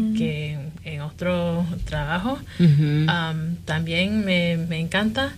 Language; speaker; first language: Spanish; early bilingual, heritage; Spanish